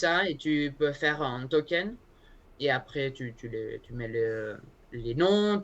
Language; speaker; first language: French; non-native, learner; Spanish